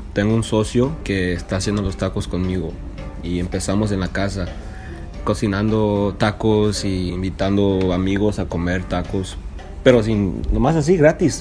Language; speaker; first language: Spanish; early bilingual, heritage; Spanish